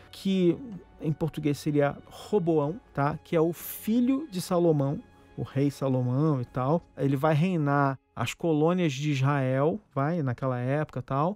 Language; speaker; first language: Portuguese; native; Portuguese